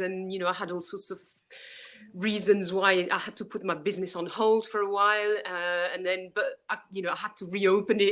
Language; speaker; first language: English; non-native, fluent; French